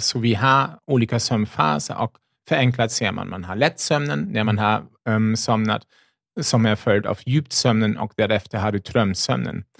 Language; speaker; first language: Swedish; non-native, fluent; German